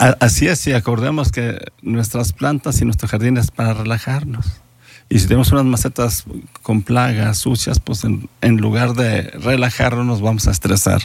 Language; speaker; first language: Spanish; native; Spanish